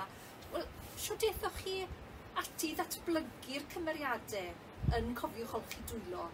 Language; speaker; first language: Welsh; native; Welsh